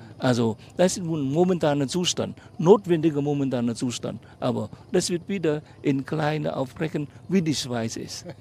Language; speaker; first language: German; non-native, fluent; Vietnamese